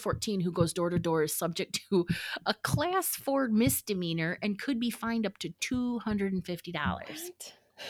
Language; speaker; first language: English; native; English